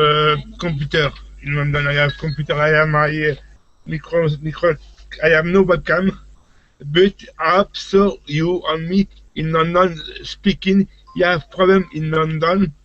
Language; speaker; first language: English; non-native, learner; French